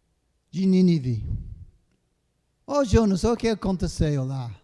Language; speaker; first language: Portuguese; non-native, fluent; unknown